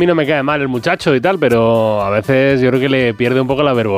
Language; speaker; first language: Spanish; native; Spanish